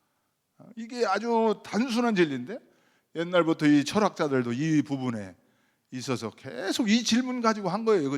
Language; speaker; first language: Korean; native; Korean